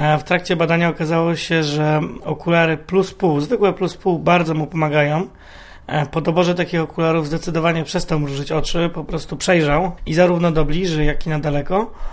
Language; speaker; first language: Polish; native; Polish